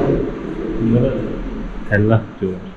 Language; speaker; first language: Turkish; native; Turkish